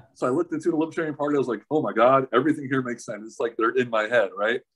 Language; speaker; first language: English; native; English